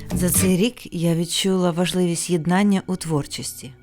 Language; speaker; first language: Ukrainian; non-native, local second language; Russian